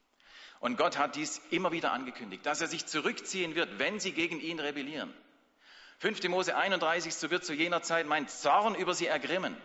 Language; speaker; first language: German; native; German